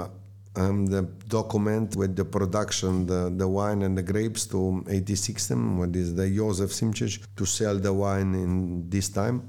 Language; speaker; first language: English; non-native, learner; Slovenian